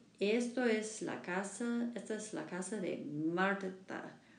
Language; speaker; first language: Spanish; non-native, learner; English